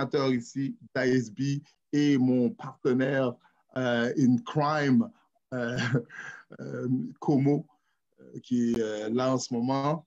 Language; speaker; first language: French; native; French